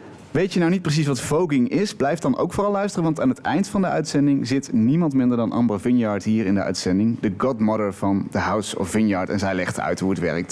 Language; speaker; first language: Dutch; native; Dutch